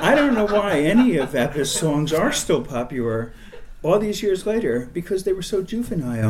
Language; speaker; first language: English; native; English